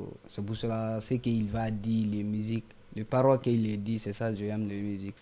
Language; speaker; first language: French; non-native, local second language; Mandingo